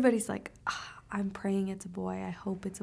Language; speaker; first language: English; native; English